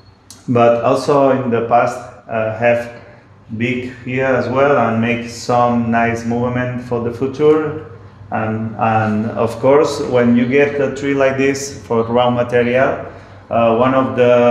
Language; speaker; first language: English; non-native, learner; Spanish